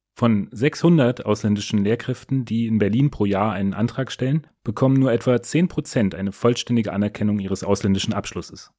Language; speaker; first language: German; native; German